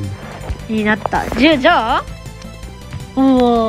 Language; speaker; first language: Japanese; native; Japanese